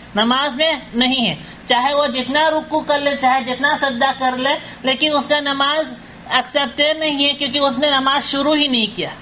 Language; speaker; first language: Urdu; non-native, fluent; Caribbean Hindustani